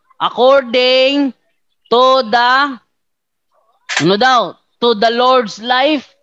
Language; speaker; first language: English; non-native, local second language; Filipino